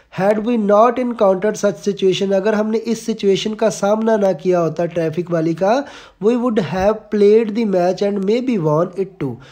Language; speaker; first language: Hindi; non-native, local second language; Punjabi